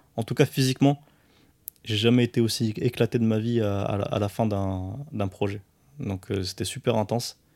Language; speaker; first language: French; early bilingual, other home language; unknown